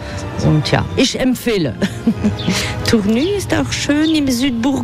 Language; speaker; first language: German; non-native, fluent; French